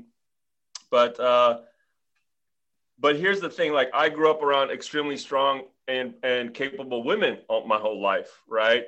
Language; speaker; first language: English; early bilingual, other home language; Armenian